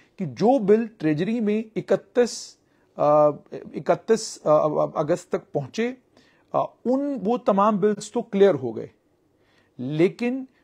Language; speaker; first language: Hindi; non-native, local second language; Kashmiri